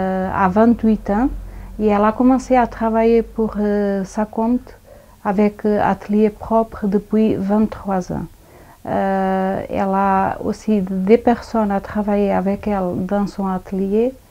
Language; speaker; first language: French; non-native, fluent; Portuguese